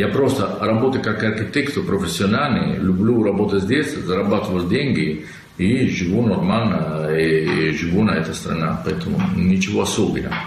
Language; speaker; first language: Russian; non-native, learner; Italian